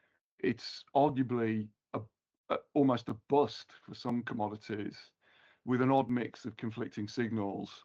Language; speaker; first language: English; native; English